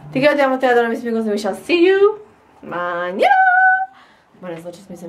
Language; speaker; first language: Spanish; early bilingual, heritage; Spanish